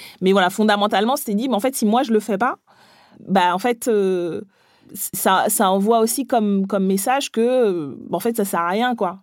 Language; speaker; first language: French; early bilingual, other home language; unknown